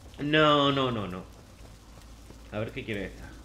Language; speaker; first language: Spanish; native; Spanish